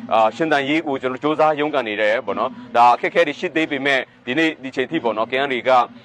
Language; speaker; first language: Burmese; non-native, local second language; Western Kayah